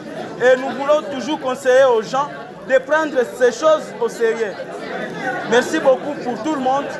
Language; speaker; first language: French; non-native, local second language; Swahili